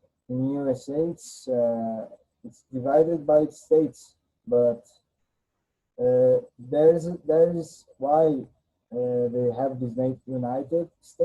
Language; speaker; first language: English; non-native, learner; Portuguese